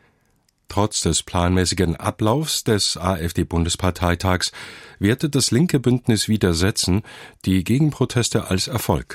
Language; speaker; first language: German; native; German